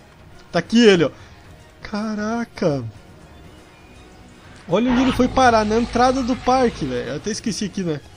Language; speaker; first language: Portuguese; native; Portuguese